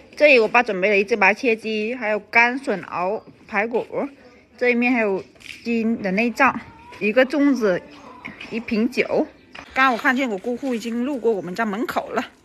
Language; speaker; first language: Chinese; non-native, fluent; Vietnamese